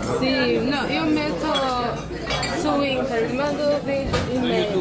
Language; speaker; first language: Italian; non-native, learner; Portuguese